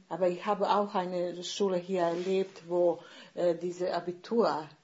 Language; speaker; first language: German; non-native, fluent; Bosnian